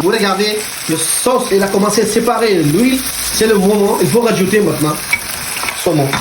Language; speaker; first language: French; non-native, learner; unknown